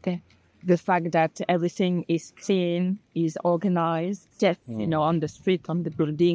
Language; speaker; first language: English; non-native, learner; French